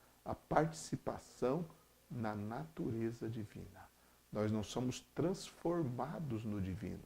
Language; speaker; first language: Portuguese; native; Portuguese